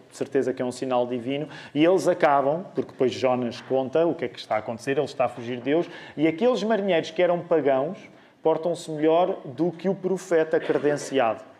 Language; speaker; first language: Portuguese; native; Portuguese